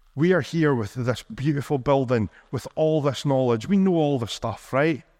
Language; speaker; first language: English; native; English